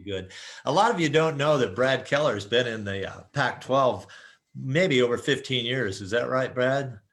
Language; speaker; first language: English; native; English